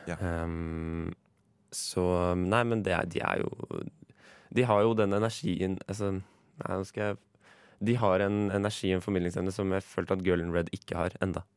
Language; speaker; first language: Norwegian; native; Norwegian